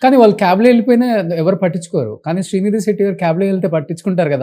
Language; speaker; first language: Telugu; native; Telugu